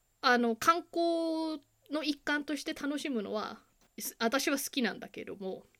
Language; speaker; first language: Japanese; native; Japanese